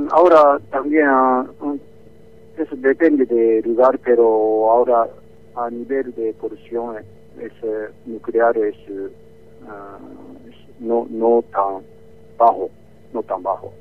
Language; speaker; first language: Spanish; non-native, learner; Japanese